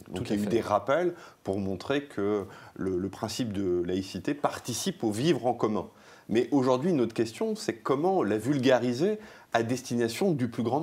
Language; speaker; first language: French; native; French